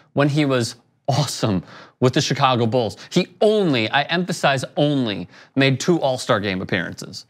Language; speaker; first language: English; native; English